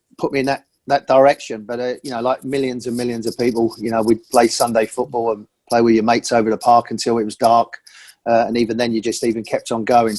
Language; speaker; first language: English; native; English